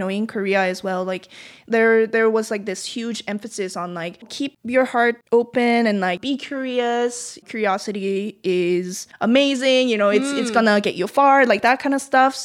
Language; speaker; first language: English; non-native, fluent; Korean